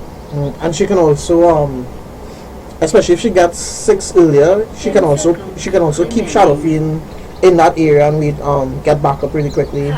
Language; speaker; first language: English; native; English